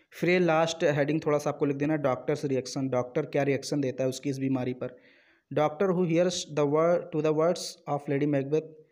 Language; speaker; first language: Hindi; native; Hindi